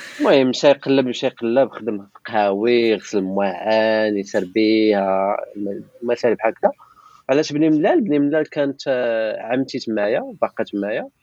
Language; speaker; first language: Arabic; non-native, local second language; Tachelhit